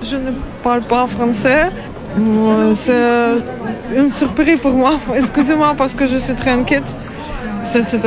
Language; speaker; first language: French; non-native, learner; Ukrainian